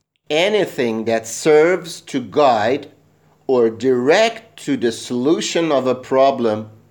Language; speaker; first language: English; non-native, fluent; Persian